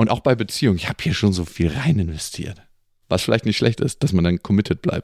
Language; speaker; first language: German; native; German